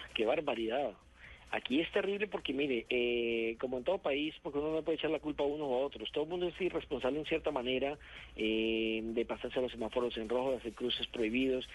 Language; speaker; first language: Spanish; native; Spanish